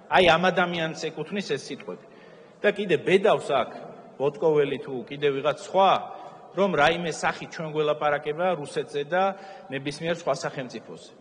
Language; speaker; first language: Georgian; native; Georgian